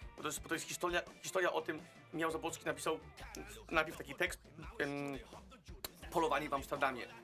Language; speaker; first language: Polish; non-native, fluent; Danish